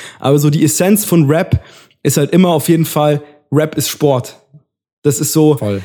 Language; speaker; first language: German; early bilingual, other home language; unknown